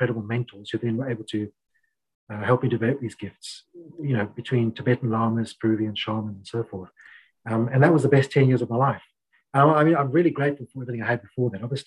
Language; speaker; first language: English; native; English